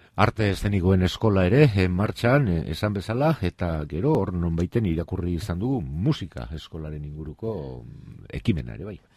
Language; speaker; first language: Basque; native; Basque